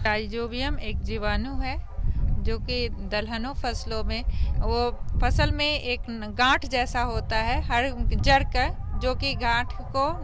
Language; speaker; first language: Hindi; native; Hindi